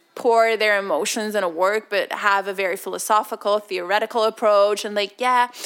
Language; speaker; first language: English; non-native, fluent; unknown